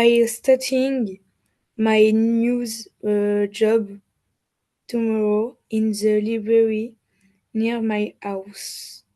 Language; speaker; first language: English; non-native, learner; French